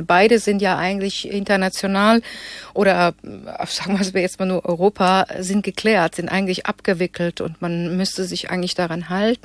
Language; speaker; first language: German; native; German